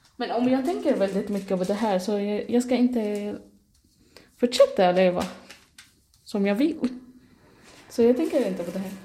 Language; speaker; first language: Swedish; non-native, fluent; Arabic